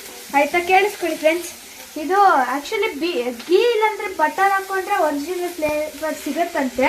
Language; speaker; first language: Kannada; native; Kannada